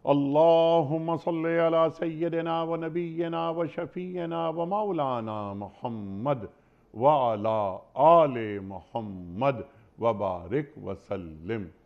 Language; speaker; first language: Urdu; native; Urdu